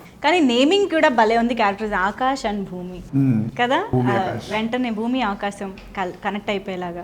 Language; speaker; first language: Telugu; native; Telugu